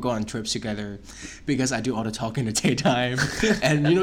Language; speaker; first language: English; non-native, local second language; Cantonese